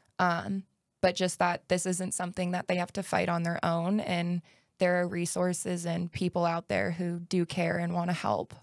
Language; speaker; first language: English; native; English